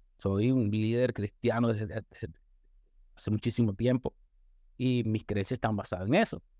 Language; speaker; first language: Spanish; native; Spanish